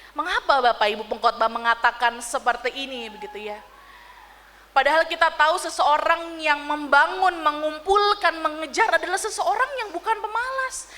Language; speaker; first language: Indonesian; native; Indonesian